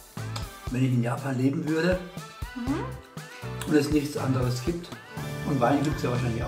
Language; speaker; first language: German; native; German